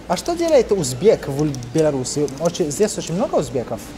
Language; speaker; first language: Russian; non-native, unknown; Italian